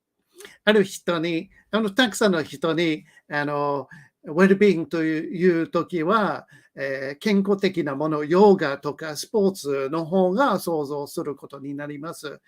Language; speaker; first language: Japanese; non-native, learner; English